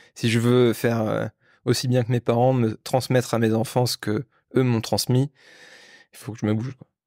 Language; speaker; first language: French; native; French